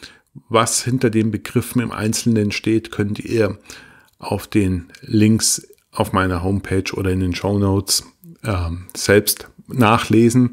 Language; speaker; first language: German; native; German